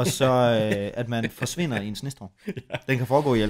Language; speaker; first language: Danish; native; Danish